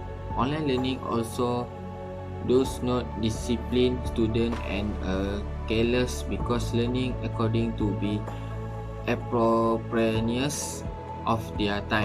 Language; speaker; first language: English; non-native, local second language; Malay